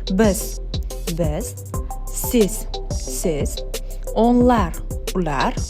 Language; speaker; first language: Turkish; non-native, learner; Uzbek